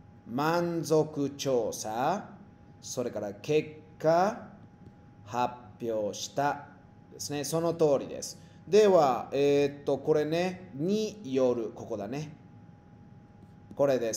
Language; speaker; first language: Japanese; non-native, fluent; Spanish